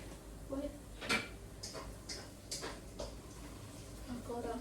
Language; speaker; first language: Italian; non-native, learner; Filipino